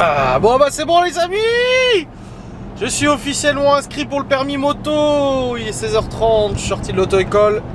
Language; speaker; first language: French; native; French